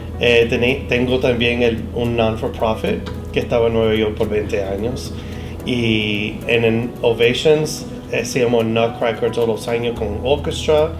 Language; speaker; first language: Spanish; early bilingual, heritage; Spanish